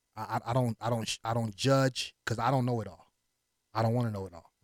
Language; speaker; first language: English; early bilingual, other home language; Haitian Creole